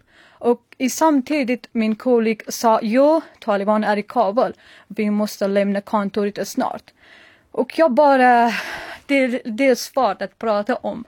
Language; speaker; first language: Swedish; non-native, learner; Persian